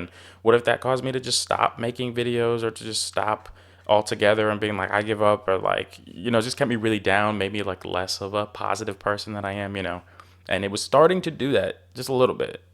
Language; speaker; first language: English; native; English